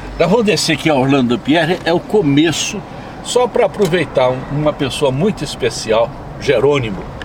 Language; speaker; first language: Portuguese; native; Portuguese